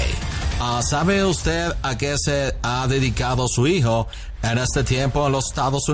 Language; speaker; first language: Spanish; non-native, fluent; English